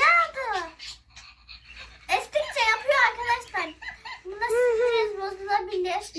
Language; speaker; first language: Turkish; native; Turkish